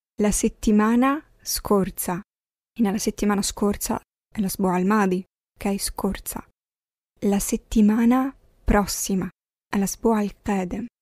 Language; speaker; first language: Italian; non-native, fluent; Arabic